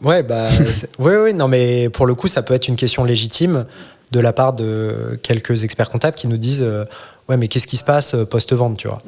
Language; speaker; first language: French; native; French